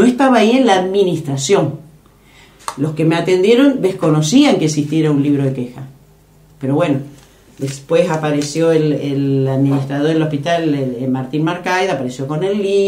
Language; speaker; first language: Spanish; native; Spanish